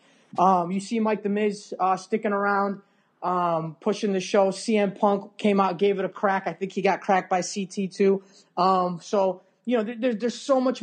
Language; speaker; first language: English; native; English